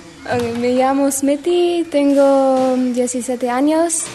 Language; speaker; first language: Spanish; non-native, learner; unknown